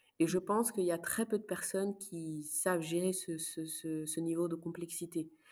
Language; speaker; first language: French; native; French